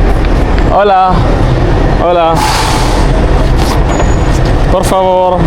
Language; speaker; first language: Spanish; non-native, learner; Malayalam